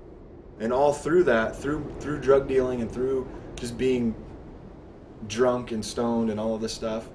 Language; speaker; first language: English; native; English